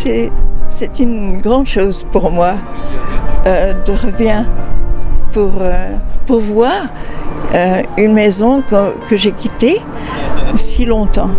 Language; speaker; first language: French; non-native, local second language; English